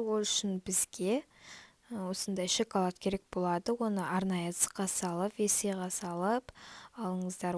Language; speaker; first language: Kazakh; native; Kazakh